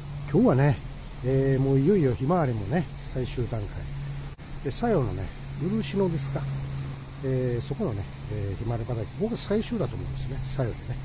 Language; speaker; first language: Japanese; native; Japanese